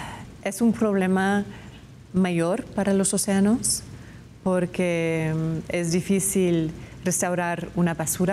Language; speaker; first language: Spanish; non-native, fluent; English